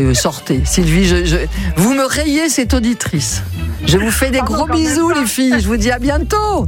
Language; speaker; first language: French; native; French